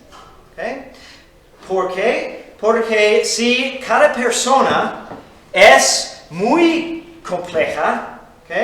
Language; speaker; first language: Spanish; non-native, fluent; English